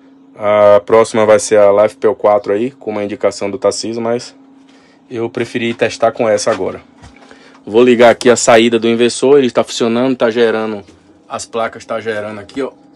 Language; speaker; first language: Portuguese; native; Portuguese